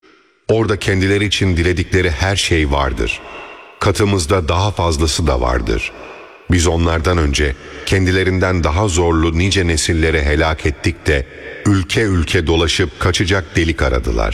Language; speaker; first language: Turkish; native; Turkish